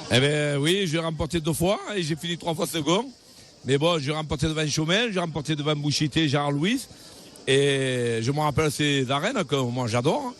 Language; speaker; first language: French; native; French